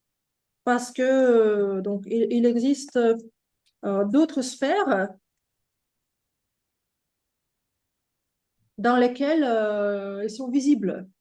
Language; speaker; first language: French; non-native, fluent; Russian